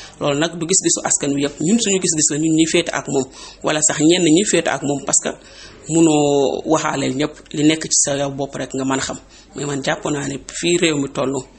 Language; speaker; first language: Wolof; native; Wolof